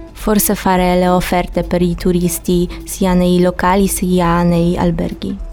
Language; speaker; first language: Italian; non-native, fluent; Polish